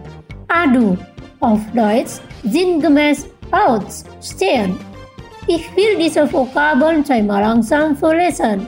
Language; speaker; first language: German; non-native, fluent; Indonesian